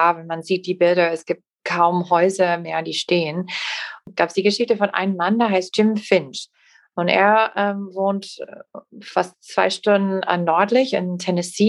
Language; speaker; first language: German; non-native, fluent; English